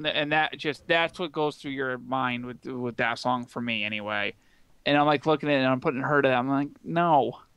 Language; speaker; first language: English; native; English